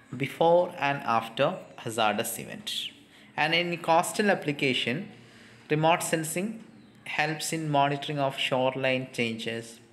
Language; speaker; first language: English; non-native, local second language; Malayalam